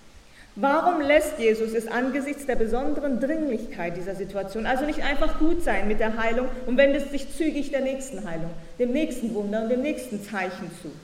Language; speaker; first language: German; native; German